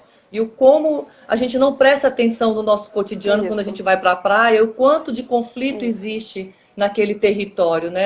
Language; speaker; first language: Portuguese; native; Portuguese